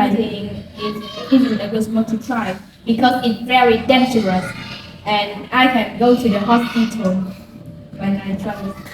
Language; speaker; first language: English; non-native, learner; Vietnamese